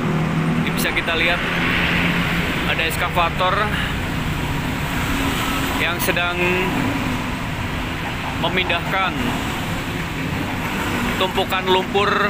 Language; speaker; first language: Indonesian; non-native, local second language; Javanese